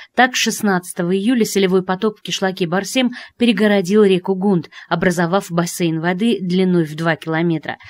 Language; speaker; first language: Russian; non-native, local second language; Tajik